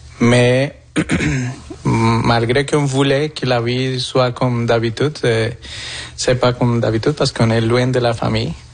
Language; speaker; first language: French; non-native, fluent; Spanish